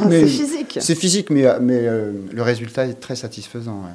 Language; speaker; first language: French; native; French